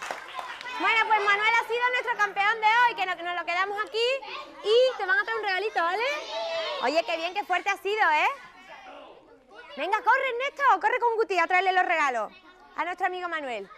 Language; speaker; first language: Spanish; native; Spanish